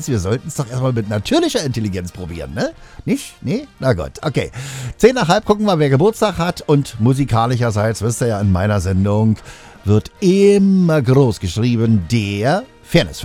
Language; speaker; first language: German; native; German